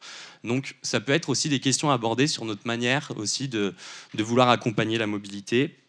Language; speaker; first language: French; native; French